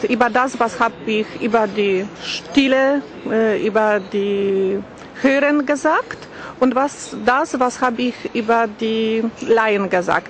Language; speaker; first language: German; non-native, learner; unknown